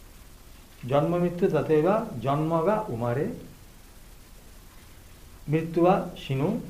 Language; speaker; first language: Japanese; non-native, learner; Bangla